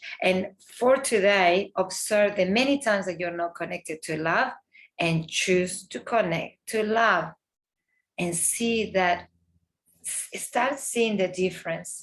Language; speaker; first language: English; non-native, fluent; Spanish